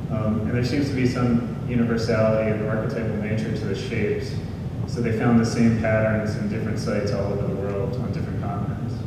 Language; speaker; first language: English; native; English